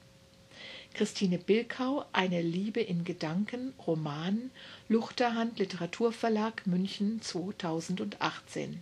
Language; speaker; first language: German; native; German